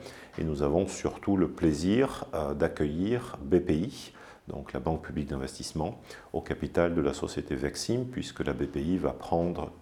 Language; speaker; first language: French; native; French